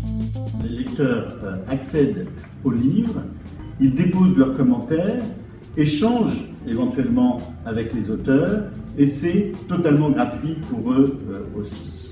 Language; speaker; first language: French; native; French